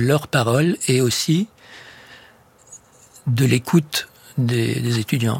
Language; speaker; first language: French; native; French